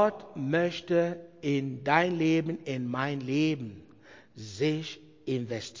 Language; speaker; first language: German; non-native, learner; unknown